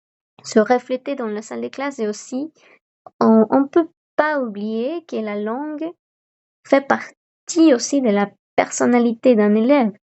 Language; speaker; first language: French; non-native, fluent; Spanish